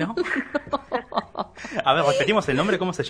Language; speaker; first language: Spanish; native; Spanish